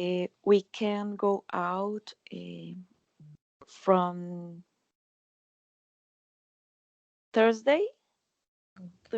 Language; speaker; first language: English; non-native, learner; Spanish